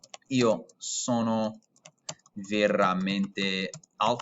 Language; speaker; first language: Italian; non-native, fluent; English